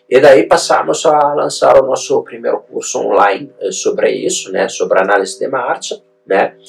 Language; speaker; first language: Portuguese; non-native, fluent; Italian